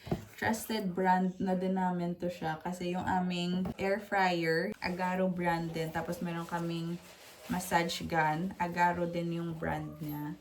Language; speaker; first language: Filipino; non-native, local second language; Hiligaynon